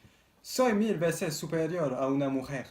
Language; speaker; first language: Spanish; non-native, learner; French